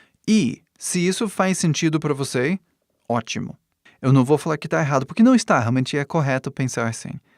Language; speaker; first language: Portuguese; non-native, fluent; English